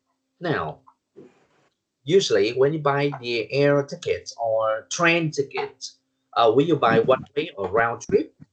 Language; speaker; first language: English; non-native, learner; Vietnamese